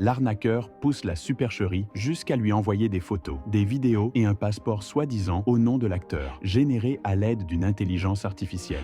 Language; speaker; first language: French; native; French